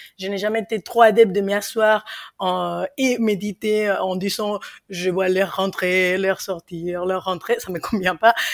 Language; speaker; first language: French; non-native, fluent; Spanish